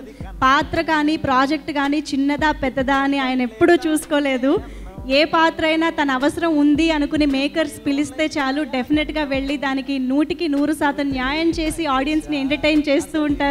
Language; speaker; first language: Telugu; native; Telugu